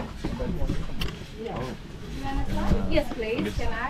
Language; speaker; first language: English; non-native, learner; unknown